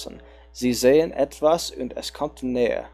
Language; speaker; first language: German; non-native, learner; English